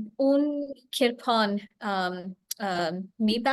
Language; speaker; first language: Persian; non-native, learner; English